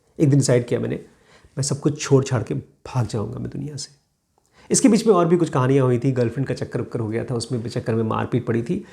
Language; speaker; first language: Hindi; native; Hindi